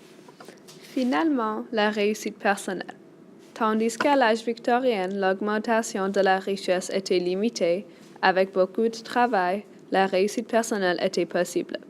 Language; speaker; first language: French; non-native, local second language; English